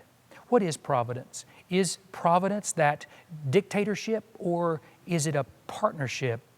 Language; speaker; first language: English; native; English